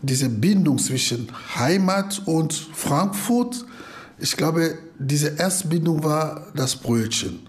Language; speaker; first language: German; non-native, fluent; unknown